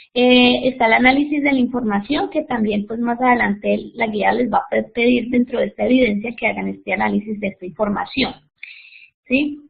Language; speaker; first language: Spanish; native; Spanish